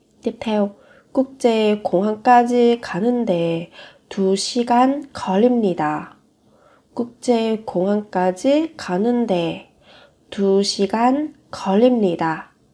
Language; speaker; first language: Korean; non-native, fluent; Vietnamese